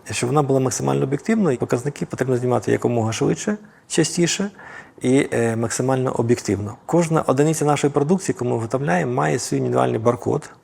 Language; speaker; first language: Ukrainian; native; Ukrainian